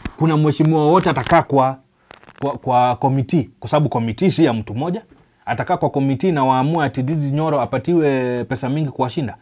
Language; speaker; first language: Swahili; non-native, local second language; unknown